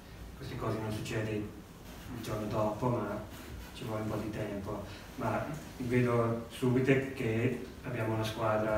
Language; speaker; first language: Italian; non-native, learner; English